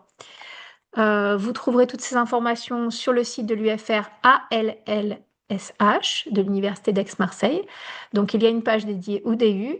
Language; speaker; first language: French; native; French